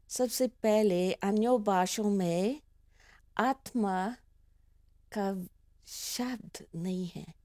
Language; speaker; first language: Hindi; non-native, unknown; English